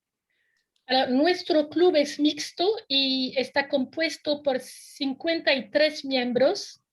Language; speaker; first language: Spanish; non-native, fluent; French